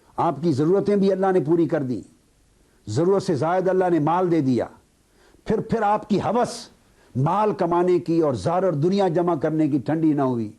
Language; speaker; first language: Urdu; native; Urdu